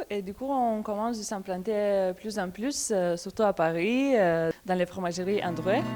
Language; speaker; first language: French; non-native, fluent; Lithuanian